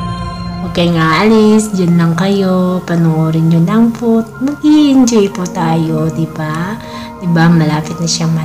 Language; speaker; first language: Filipino; non-native, local second language; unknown